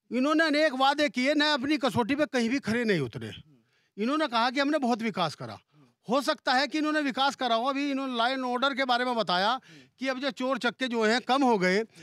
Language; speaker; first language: Hindi; native; Hindi